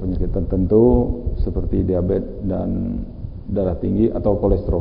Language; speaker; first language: Malay; native; Malay